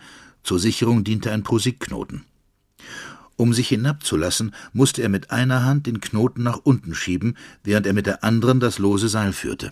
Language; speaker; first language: German; native; German